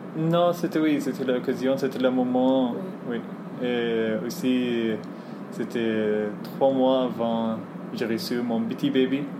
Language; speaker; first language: French; non-native, learner; Arabic